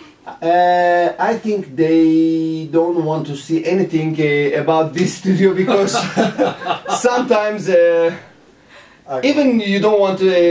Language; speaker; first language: English; non-native, fluent; Turkish